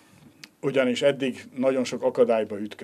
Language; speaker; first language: Hungarian; native; Hungarian